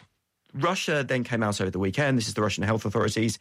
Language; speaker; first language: English; native; English